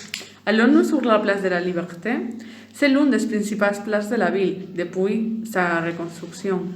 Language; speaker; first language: French; non-native, learner; Spanish